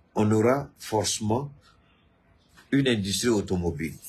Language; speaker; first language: French; non-native, local second language; Bambara